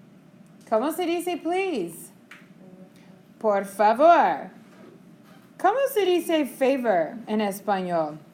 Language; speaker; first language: Spanish; non-native, fluent; English